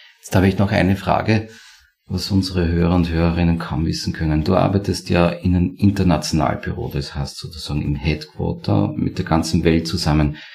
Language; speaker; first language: German; native; German